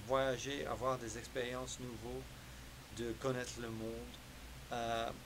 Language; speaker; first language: French; non-native, fluent; English